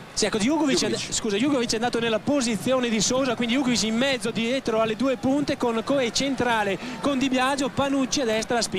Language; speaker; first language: Italian; native; Italian